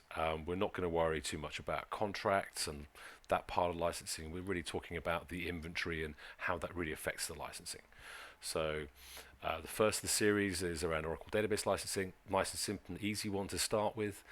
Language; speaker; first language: English; native; English